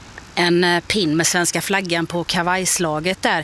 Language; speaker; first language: Swedish; native; Swedish